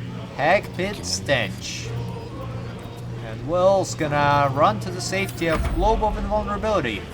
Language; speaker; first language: English; native; English